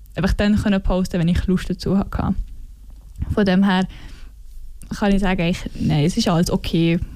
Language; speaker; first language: German; native; German